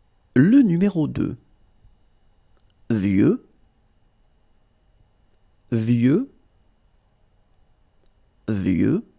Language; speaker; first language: French; native; French